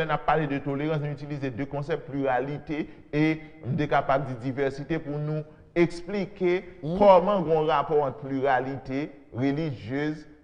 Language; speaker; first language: French; non-native, local second language; Haitian Creole